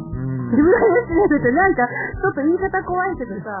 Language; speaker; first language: Japanese; native; Japanese